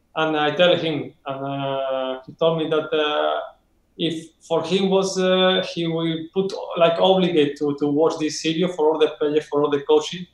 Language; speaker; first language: English; non-native, learner; Spanish